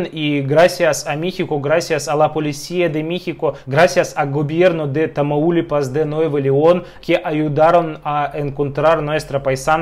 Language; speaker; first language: Spanish; non-native, fluent; Russian